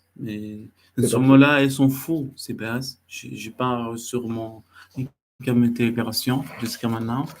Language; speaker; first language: French; non-native, learner; Arabic